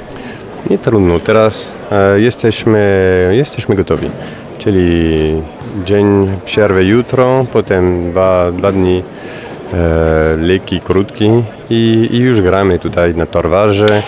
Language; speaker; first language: Polish; non-native, fluent; French